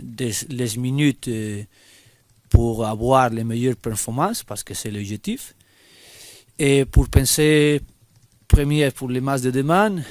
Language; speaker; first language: French; non-native, learner; Spanish